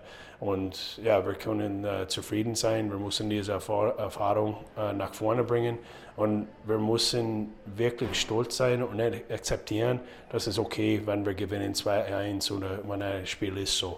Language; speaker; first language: German; non-native, learner; English